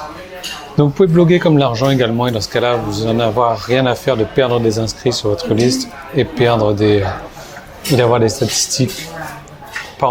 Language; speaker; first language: French; native; French